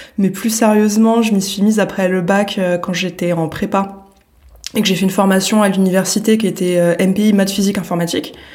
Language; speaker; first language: French; native; French